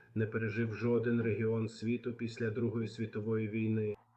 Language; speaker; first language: Ukrainian; non-native, fluent; Arabic